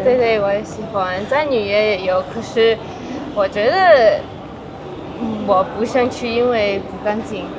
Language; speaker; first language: Chinese; non-native, learner; English